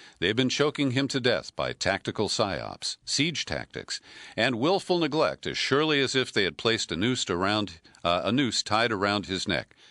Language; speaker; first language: English; native; English